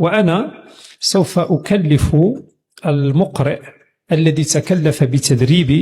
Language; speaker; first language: Arabic; native; Arabic